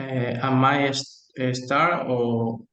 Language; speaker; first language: English; non-native, learner; Spanish